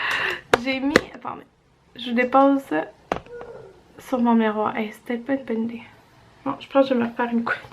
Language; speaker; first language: French; native; French